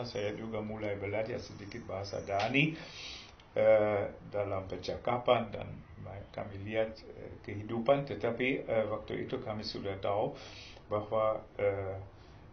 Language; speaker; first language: Indonesian; non-native, fluent; German